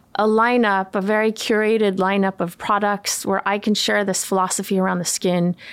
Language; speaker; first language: English; early bilingual, other home language; Swedish